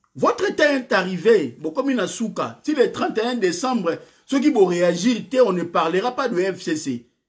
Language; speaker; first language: French; non-native, local second language; Lingala